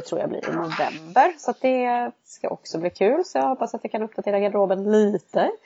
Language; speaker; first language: Swedish; native; Swedish